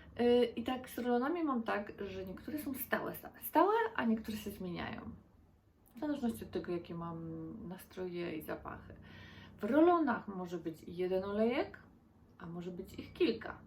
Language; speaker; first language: Polish; native; Polish